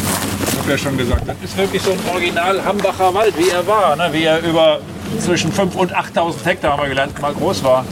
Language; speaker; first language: German; native; German